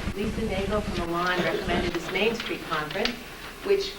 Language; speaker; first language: English; native; English